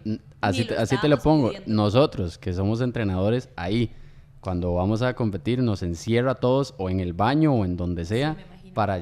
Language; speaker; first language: Spanish; native; Spanish